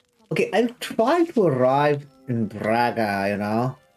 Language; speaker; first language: English; non-native, fluent; Romanian